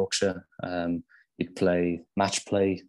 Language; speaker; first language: English; native; English